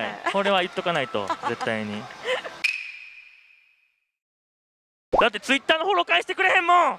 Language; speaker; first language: Japanese; native; Japanese